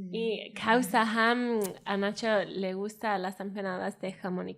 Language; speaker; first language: Spanish; non-native, fluent; Welsh